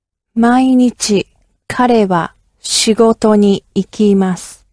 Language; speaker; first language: Japanese; non-native, learner; English